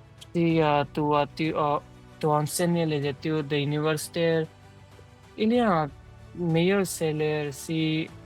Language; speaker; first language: French; non-native, learner; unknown